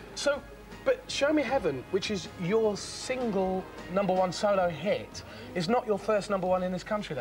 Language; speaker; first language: English; native; English